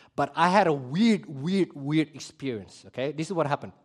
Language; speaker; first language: English; early bilingual, other home language; Indonesian